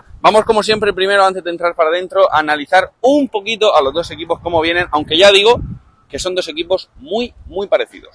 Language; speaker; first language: Spanish; native; Spanish